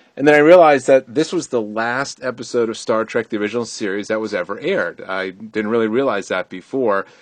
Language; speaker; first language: English; native; English